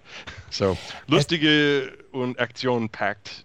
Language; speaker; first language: German; non-native, fluent; English